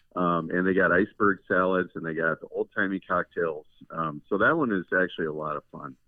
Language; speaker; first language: English; native; English